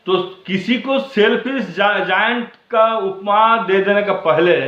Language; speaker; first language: Hindi; non-native, local second language; Bangla